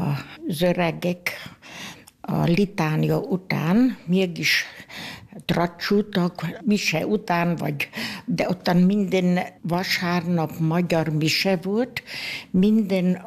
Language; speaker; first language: Hungarian; early bilingual, heritage; Hungarian